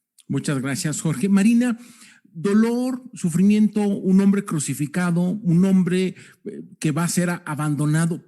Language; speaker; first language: Spanish; native; Spanish